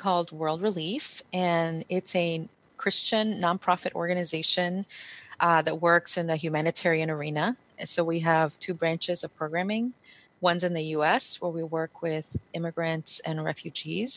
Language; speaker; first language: English; early bilingual, other home language; Spanish